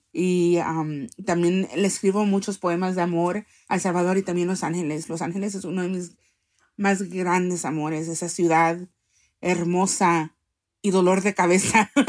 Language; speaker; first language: Spanish; early bilingual, heritage; Spanish